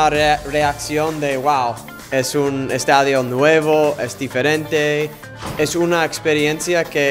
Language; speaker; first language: Spanish; non-native, fluent; English